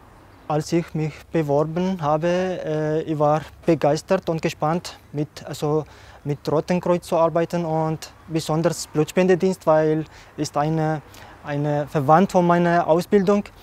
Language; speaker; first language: German; non-native, learner; Arabic